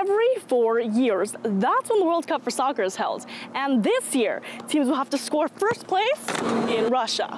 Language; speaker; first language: English; native; English